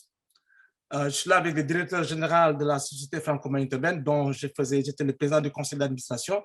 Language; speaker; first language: French; non-native, local second language; Fula